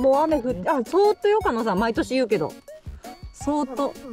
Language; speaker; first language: Japanese; native; Japanese